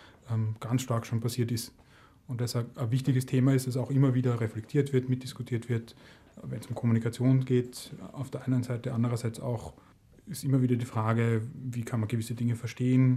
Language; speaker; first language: German; native; German